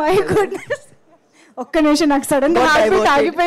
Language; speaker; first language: Telugu; native; Telugu